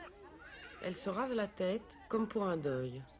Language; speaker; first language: French; native; French